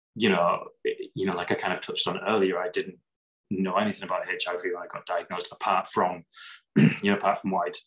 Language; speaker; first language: English; native; English